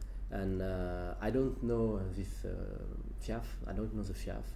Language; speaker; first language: English; non-native, learner; French